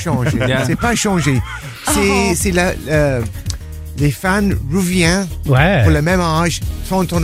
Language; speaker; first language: French; non-native, learner; English